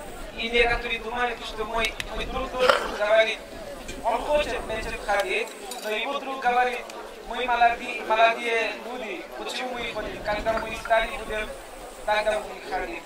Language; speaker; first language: Russian; non-native, learner; Bangla